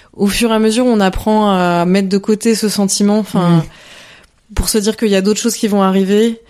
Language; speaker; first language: French; native; French